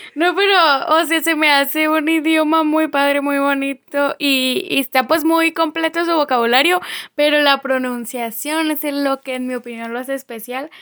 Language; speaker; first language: Spanish; native; Spanish